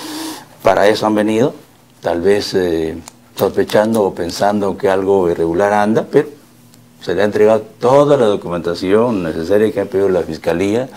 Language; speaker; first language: Spanish; native; Spanish